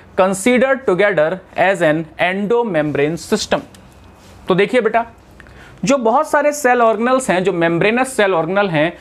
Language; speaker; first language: Hindi; native; Hindi